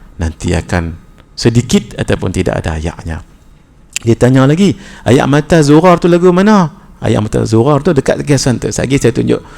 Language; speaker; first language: Malay; native; Malay